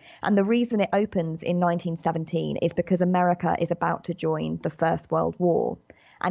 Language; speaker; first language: English; native; English